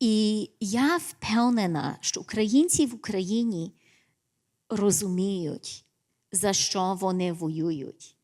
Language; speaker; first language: Ukrainian; early bilingual, heritage; English